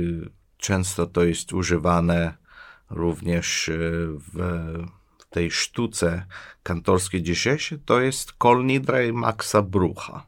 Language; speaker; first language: Polish; non-native, fluent; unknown